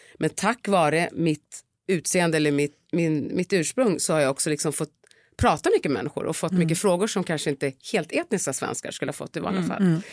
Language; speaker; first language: Swedish; early bilingual, other home language; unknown